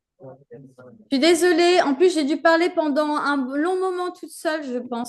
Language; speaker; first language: French; native; French